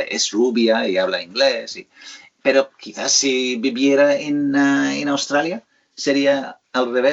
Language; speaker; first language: Spanish; non-native, fluent; English